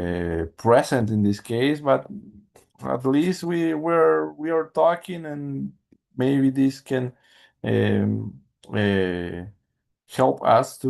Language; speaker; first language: English; non-native, learner; Spanish